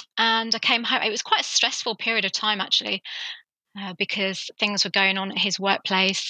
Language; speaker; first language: English; native; English